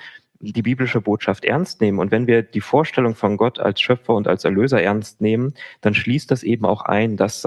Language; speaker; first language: German; native; German